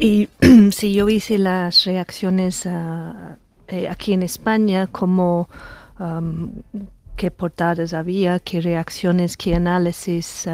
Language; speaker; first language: Spanish; non-native, fluent; English